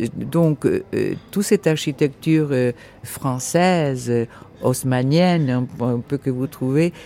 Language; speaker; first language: French; non-native, fluent; Spanish